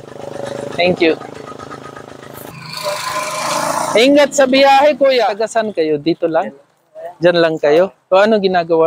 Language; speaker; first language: Filipino; non-native, learner; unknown